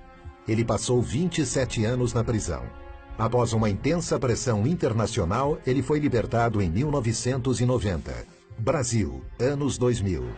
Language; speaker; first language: Portuguese; native; Portuguese